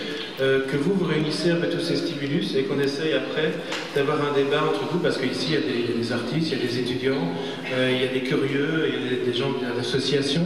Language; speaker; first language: French; native; French